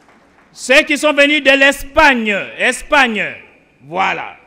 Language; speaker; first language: French; non-native, local second language; Lingala